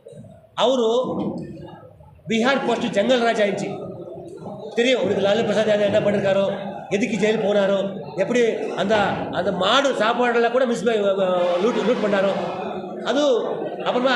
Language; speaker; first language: Tamil; non-native, learner; Kannada